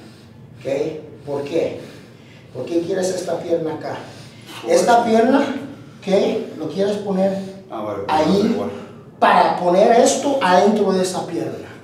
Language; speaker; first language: Spanish; early bilingual, heritage; Spanish